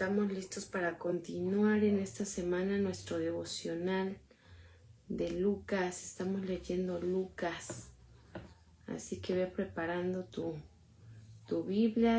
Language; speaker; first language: Spanish; native; Spanish